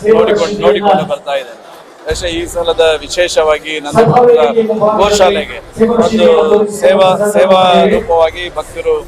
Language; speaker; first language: Kannada; native; Kannada